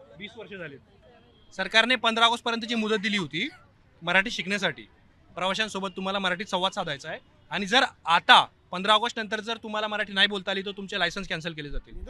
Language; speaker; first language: Marathi; native; Marathi